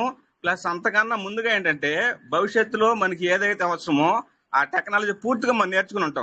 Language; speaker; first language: Telugu; native; Telugu